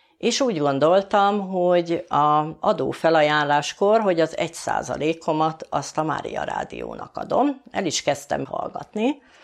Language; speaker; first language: Hungarian; native; Hungarian